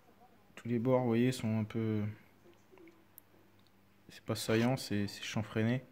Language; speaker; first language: French; native; French